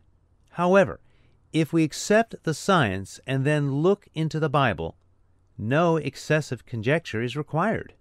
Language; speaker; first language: English; native; English